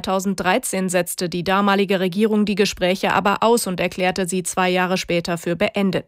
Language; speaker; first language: German; native; German